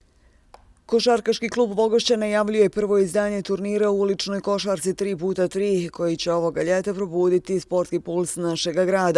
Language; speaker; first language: Bosnian; native; Bosnian